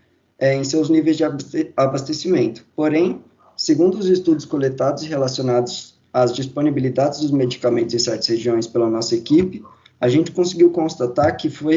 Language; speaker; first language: Portuguese; native; Portuguese